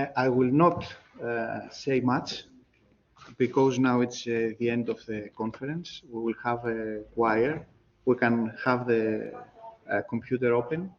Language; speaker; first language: English; non-native, fluent; Greek